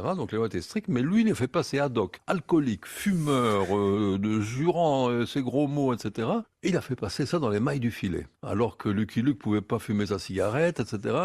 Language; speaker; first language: French; native; French